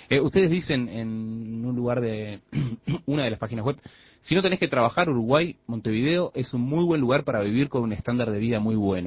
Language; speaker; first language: Spanish; native; Spanish